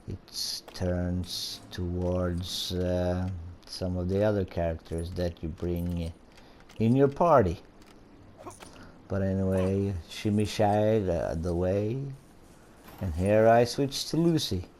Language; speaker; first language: English; non-native, fluent; Swedish